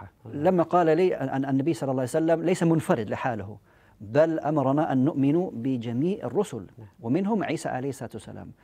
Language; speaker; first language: Arabic; non-native, fluent; English